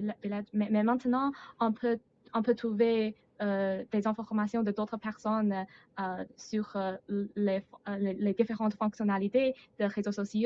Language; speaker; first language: French; non-native, learner; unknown